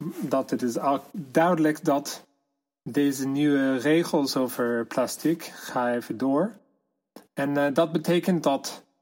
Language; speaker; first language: Dutch; non-native, fluent; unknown